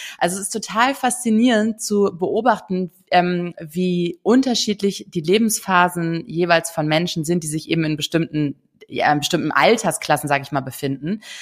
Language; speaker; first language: German; native; German